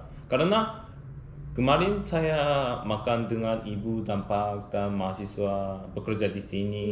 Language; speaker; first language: Indonesian; non-native, learner; Korean